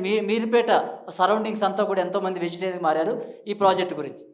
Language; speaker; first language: Telugu; native; Telugu